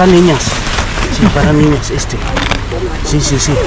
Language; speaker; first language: Spanish; non-native, learner; Filipino